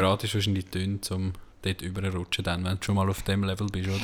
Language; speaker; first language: German; native; German